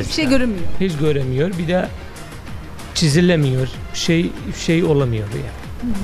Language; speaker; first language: Turkish; non-native, learner; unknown